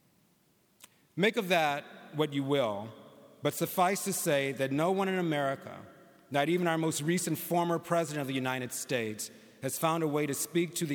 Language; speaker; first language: English; native; English